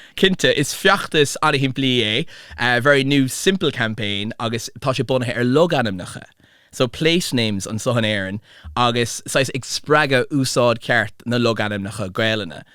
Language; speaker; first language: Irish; non-native, local second language; English